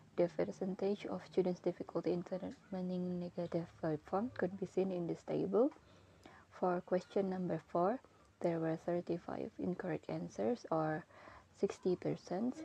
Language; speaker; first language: English; non-native, fluent; Indonesian